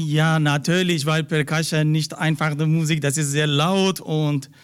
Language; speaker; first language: German; non-native, learner; Persian